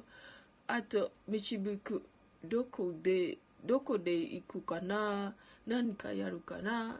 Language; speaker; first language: Japanese; non-native, learner; Ganda